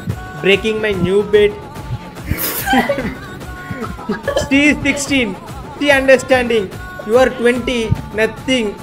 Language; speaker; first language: English; non-native, learner; Tamil